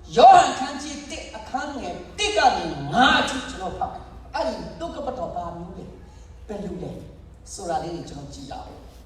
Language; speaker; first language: Burmese; non-native, local second language; Tedim Chin